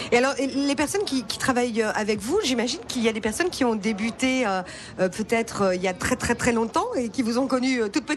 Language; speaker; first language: French; native; French